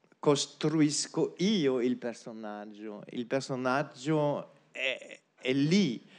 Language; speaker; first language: Italian; non-native, fluent; French